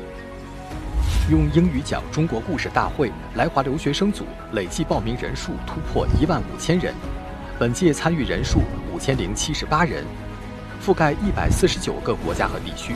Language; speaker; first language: Chinese; native; Chinese